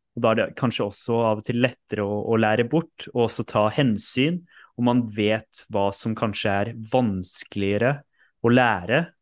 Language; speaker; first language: Norwegian; native; Norwegian